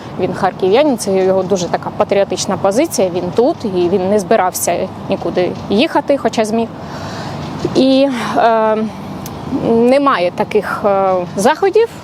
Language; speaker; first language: Ukrainian; non-native, local second language; Russian